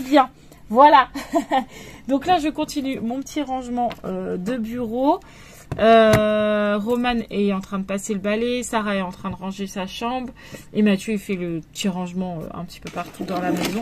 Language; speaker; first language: French; native; French